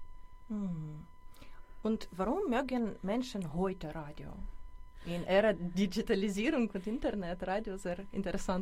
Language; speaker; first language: German; non-native, learner; Ukrainian